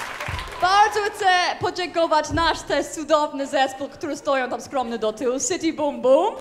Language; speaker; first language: Polish; non-native, learner; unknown